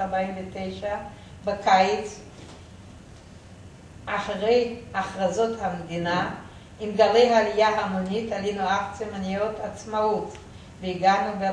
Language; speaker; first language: Hebrew; non-native, fluent; Yiddish